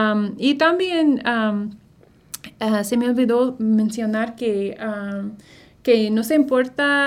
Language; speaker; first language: Spanish; non-native, fluent; English